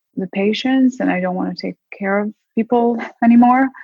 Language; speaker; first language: English; non-native, fluent; Hebrew